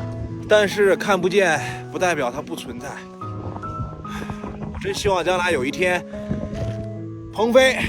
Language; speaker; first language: Chinese; native; Chinese